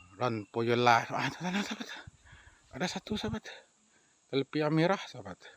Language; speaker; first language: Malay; native; Malay